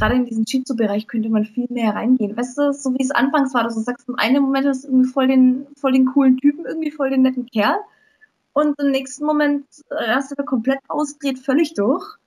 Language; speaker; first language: German; native; German